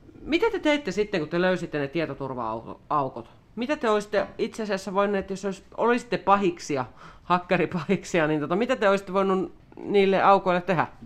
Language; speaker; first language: Finnish; native; Finnish